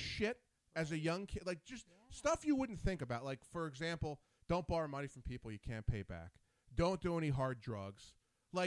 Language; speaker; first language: English; native; English